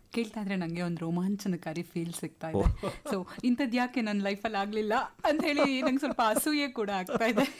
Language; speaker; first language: Kannada; native; Kannada